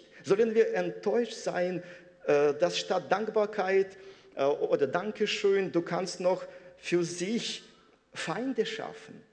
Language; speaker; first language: German; non-native, fluent; Russian